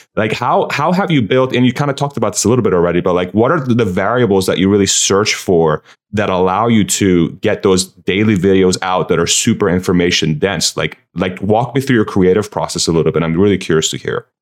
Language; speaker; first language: English; early bilingual, other home language; Persian